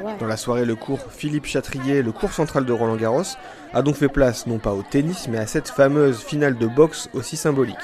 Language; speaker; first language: French; native; French